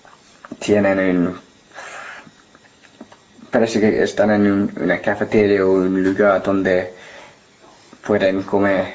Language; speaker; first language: Spanish; non-native, learner; English